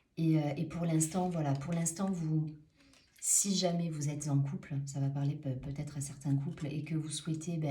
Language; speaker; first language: French; native; French